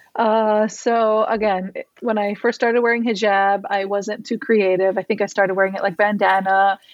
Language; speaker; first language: English; native; English